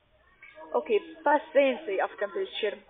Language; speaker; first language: German; non-native, learner; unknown